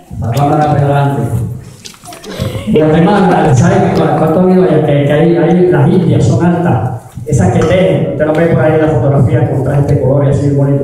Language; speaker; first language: Spanish; native; Spanish